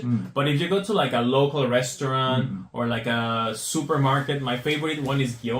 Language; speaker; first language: English; non-native, fluent; Spanish